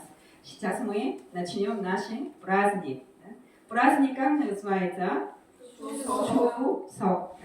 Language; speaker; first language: Russian; non-native, fluent; Korean